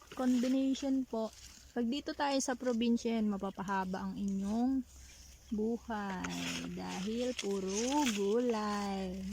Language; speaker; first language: Filipino; non-native, local second language; Cebuano